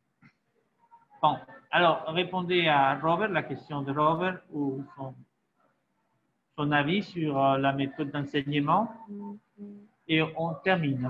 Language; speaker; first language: French; non-native, fluent; Spanish